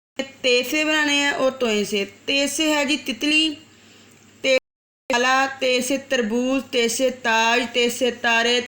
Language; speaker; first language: Urdu; native; Urdu